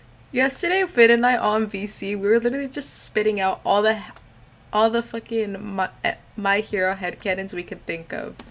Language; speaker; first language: English; early bilingual, other home language; Spanish